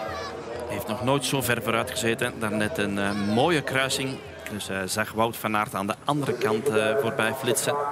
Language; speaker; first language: Dutch; native; Dutch